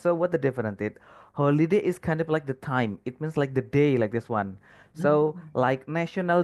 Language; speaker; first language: English; non-native, fluent; Indonesian